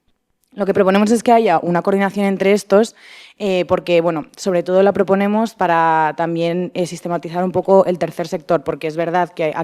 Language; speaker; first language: Spanish; native; Spanish